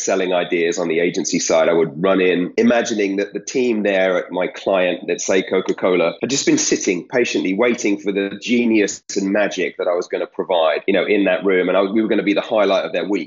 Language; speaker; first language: English; native; English